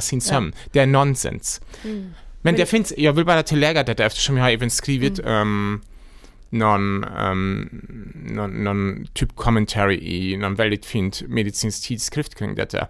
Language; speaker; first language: Swedish; non-native, fluent; German